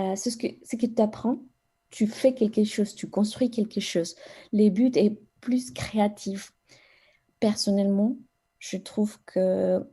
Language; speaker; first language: French; non-native, fluent; Spanish